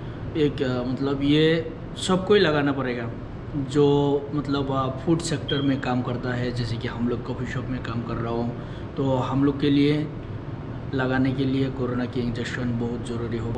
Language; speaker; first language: Hindi; non-native, local second language; Bangla